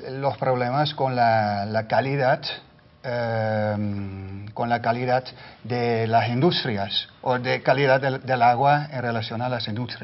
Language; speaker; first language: Spanish; non-native, fluent; Dutch